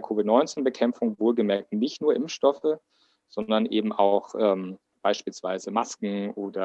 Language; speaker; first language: German; native; German